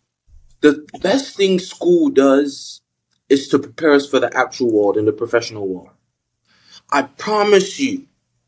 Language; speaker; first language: English; non-native, local second language; Yoruba